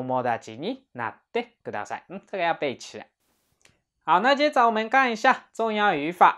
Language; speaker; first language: Chinese; non-native, fluent; Japanese